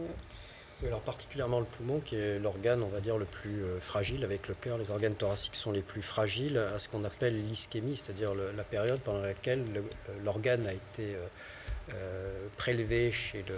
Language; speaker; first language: French; native; French